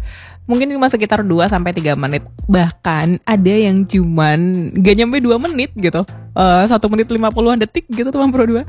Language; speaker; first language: Indonesian; native; Indonesian